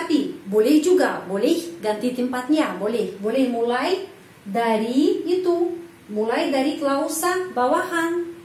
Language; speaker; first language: Indonesian; non-native, fluent; Russian